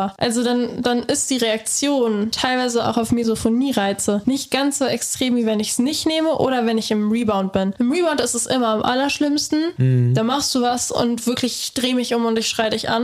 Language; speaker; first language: German; native; German